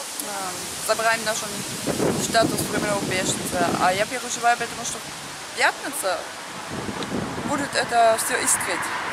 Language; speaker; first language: Russian; non-native, learner; German